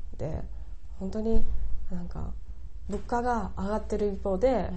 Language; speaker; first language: Japanese; non-native, fluent; Chinese